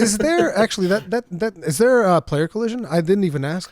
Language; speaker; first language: English; native; English